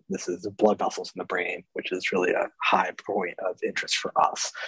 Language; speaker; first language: English; native; English